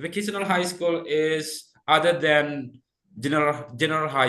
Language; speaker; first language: English; non-native, fluent; Indonesian